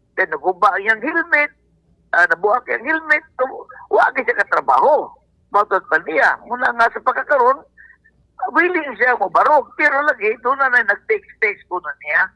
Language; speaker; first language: Cebuano; native; Cebuano